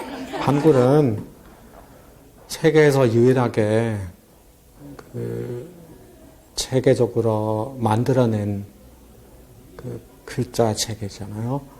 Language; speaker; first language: Korean; non-native, fluent; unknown